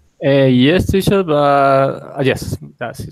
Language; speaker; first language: English; non-native, learner; Spanish